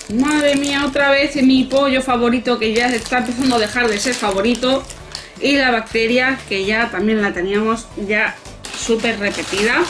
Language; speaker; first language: Spanish; native; Spanish